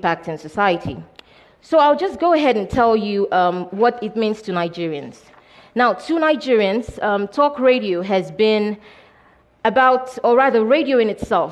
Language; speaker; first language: English; non-native, local second language; Igbo